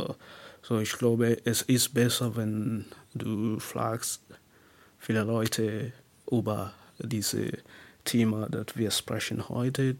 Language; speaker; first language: German; non-native, learner; English